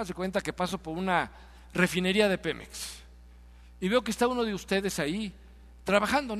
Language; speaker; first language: Spanish; native; Spanish